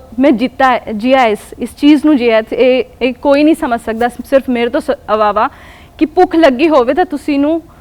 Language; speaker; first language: Punjabi; non-native, local second language; Hindi